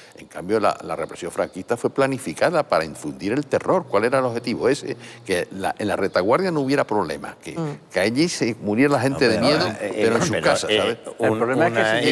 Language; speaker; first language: Spanish; native; Spanish